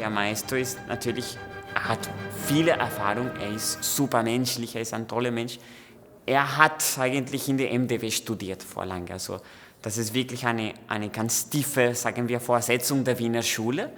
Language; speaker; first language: German; non-native, fluent; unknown